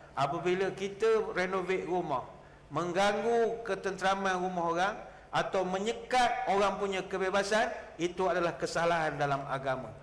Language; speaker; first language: Malay; native; Malay